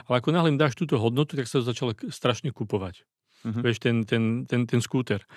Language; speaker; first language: Slovak; native; Slovak